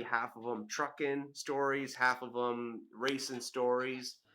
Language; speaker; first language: English; native; English